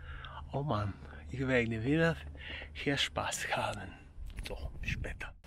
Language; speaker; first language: German; non-native, fluent; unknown